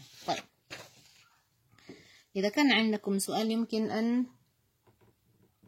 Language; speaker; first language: Arabic; non-native, fluent; Indonesian